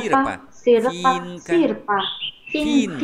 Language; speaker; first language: Russian; non-native, fluent; Vietnamese